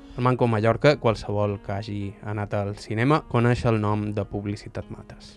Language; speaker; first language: Catalan; native; Catalan